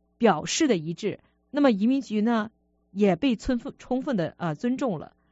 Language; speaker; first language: Chinese; native; Chinese